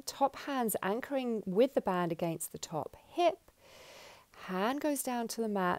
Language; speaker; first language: English; native; English